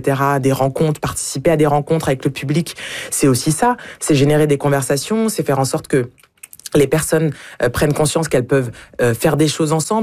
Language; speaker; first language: French; native; French